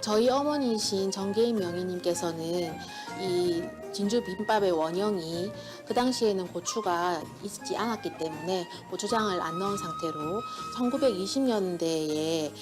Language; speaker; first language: Korean; native; Korean